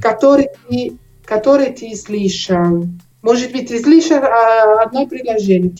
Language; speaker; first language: Russian; non-native, learner; Italian